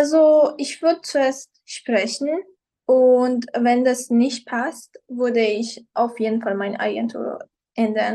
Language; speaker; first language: German; non-native, fluent; Persian